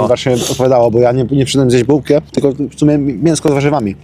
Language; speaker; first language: Polish; native; Polish